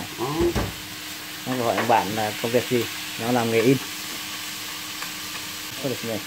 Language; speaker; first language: Japanese; non-native, learner; Vietnamese